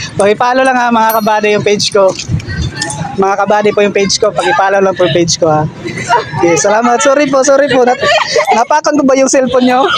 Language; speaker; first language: Filipino; non-native, local second language; Cebuano